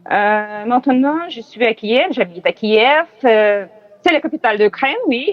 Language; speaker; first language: French; non-native, learner; Ukrainian